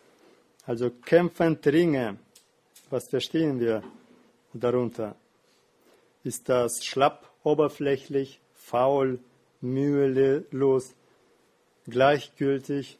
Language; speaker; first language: German; non-native, fluent; Russian